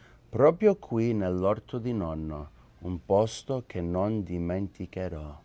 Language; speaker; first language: Italian; early bilingual, heritage; English